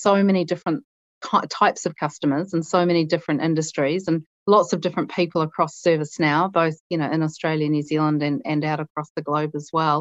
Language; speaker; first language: English; native; English